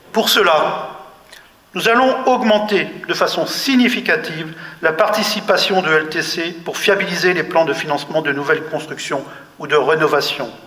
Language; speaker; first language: French; native; French